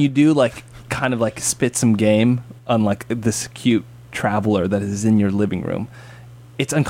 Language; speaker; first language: English; native; English